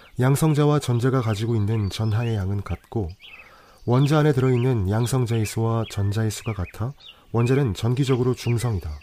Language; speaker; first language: Korean; native; Korean